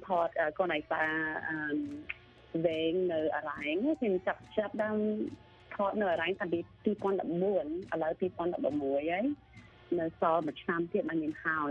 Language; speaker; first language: Khmer; early bilingual, heritage; Khmer